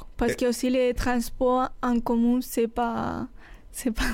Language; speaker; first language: French; non-native, learner; Spanish